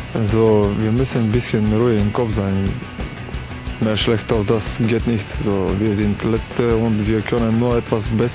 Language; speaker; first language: German; non-native, learner; Bulgarian